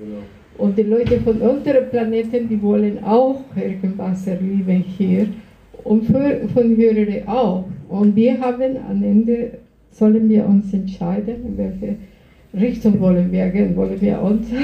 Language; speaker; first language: German; non-native, learner; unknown